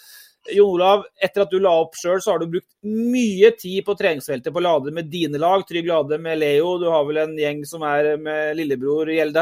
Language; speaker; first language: Norwegian; native; Norwegian